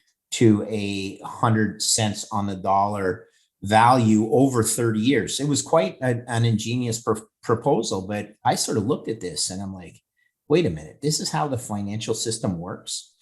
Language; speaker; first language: English; native; English